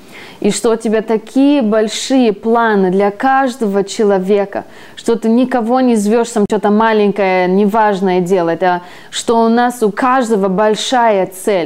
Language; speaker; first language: Russian; early bilingual, heritage; Russian